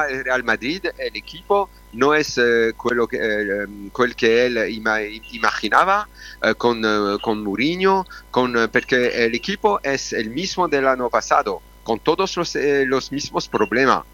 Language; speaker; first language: Spanish; non-native, learner; Italian